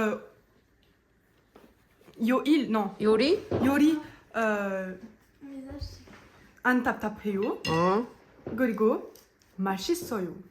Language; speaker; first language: Korean; non-native, learner; French